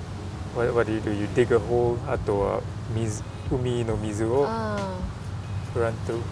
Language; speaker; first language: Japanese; non-native, learner; English